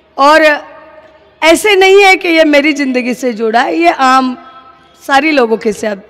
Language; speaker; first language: Hindi; non-native, local second language; Marathi